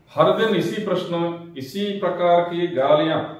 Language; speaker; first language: Hindi; non-native, local second language; Telugu